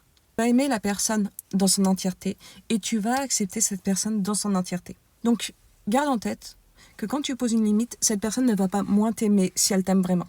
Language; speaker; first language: French; native; French